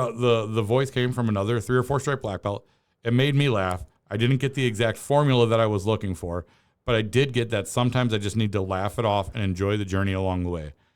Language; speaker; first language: English; native; English